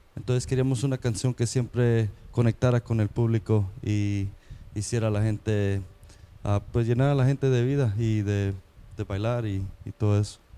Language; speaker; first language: Spanish; native; Spanish